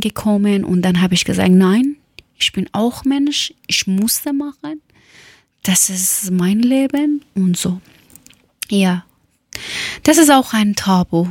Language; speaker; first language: German; non-native, learner; Persian